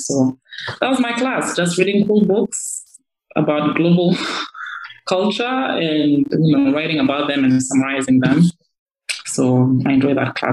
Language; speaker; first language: English; non-native, local second language; Kinyarwanda